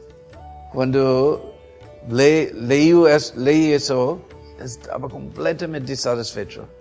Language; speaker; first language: Spanish; non-native, fluent; English